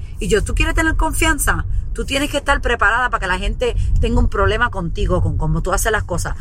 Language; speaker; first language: Spanish; early bilingual, heritage; Spanish